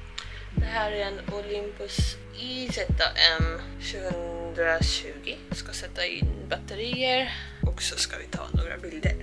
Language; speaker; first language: Swedish; early bilingual, heritage; Korean